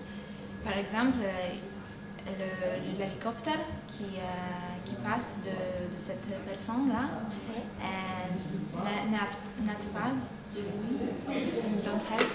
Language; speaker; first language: French; non-native, learner; Polish